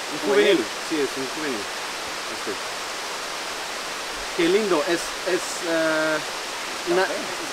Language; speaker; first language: Spanish; non-native, learner; French